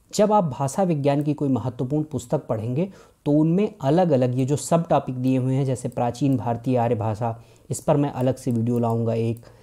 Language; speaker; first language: Hindi; native; Hindi